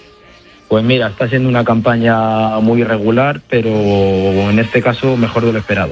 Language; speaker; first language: Spanish; native; Spanish